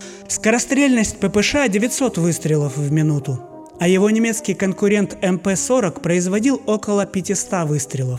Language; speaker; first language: Russian; native; Russian